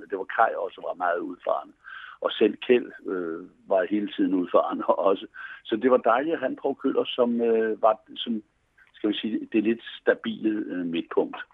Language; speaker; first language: Danish; native; Danish